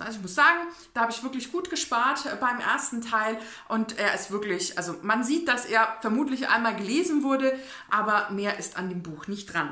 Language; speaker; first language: German; native; German